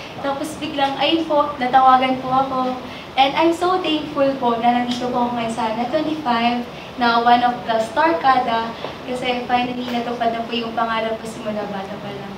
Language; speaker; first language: Filipino; native; Filipino